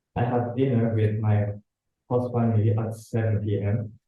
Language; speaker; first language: English; non-native, learner; Japanese